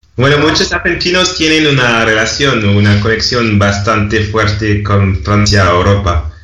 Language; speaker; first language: Spanish; non-native, fluent; French